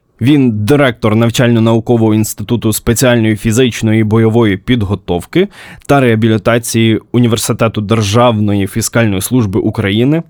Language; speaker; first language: Ukrainian; native; Ukrainian